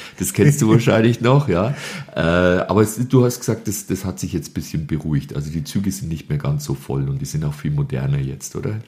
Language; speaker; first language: German; native; German